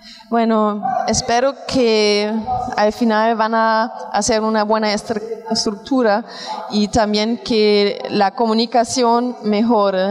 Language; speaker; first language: Spanish; non-native, fluent; German